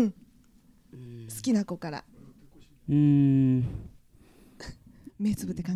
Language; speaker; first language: Japanese; native; Japanese